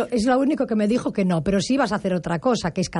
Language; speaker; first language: Spanish; native; Spanish